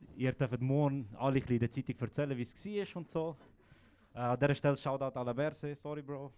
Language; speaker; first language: German; early bilingual, other home language; Croatian